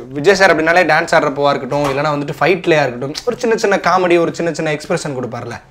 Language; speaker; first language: Tamil; native; Tamil